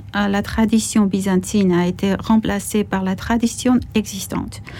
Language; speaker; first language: French; non-native, fluent; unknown